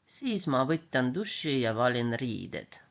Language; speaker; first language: Estonian; non-native, local second language; Russian